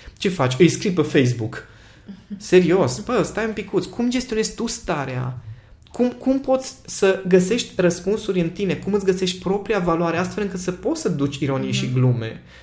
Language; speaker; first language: Romanian; non-native, local second language; Hungarian